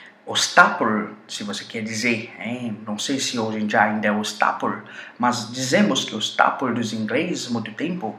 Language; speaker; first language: Portuguese; non-native, fluent; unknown